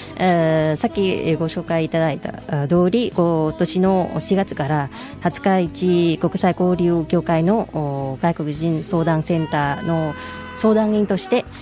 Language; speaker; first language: Japanese; non-native, fluent; Vietnamese